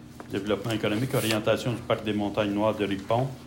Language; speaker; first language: French; native; French